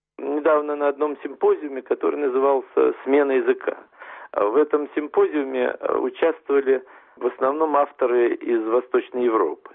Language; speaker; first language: Russian; non-native, local second language; German